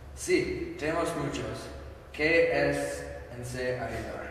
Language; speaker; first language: Spanish; non-native, learner; English